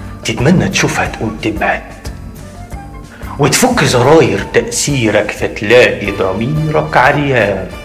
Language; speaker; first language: Arabic; native; Arabic